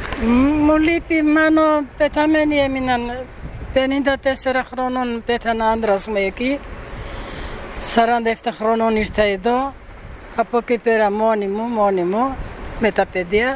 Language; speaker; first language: Greek; early bilingual, heritage; Greek